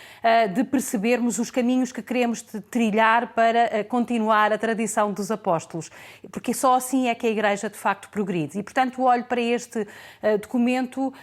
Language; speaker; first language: Portuguese; native; Portuguese